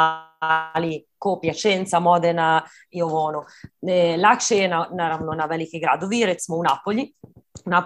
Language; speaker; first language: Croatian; early bilingual, heritage; Croatian